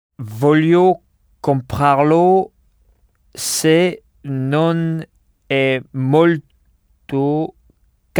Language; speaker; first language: Italian; non-native, learner; French